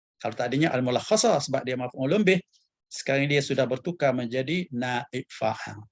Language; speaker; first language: Malay; native; Malay